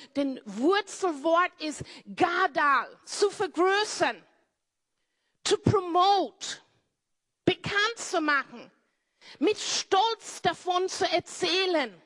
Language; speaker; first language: German; non-native, fluent; English